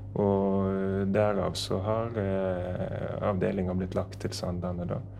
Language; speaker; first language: Norwegian; native; Norwegian